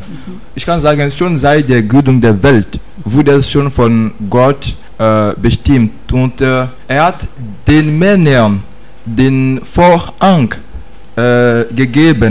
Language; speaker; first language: German; non-native, learner; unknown